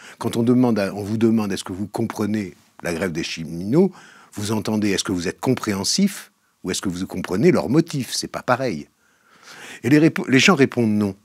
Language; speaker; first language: French; native; French